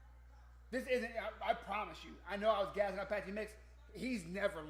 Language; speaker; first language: English; native; English